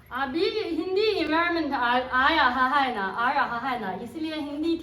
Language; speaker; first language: Hindi; non-native, learner; Chinese